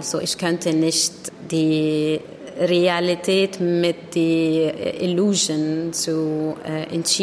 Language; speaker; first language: German; non-native, learner; Arabic